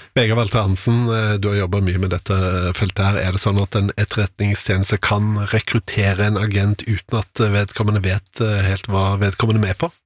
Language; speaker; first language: Norwegian; native; Norwegian